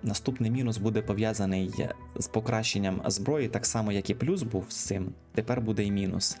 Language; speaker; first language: Ukrainian; native; Ukrainian